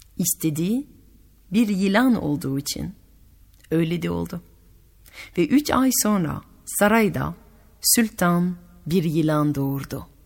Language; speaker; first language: Turkish; non-native, fluent; French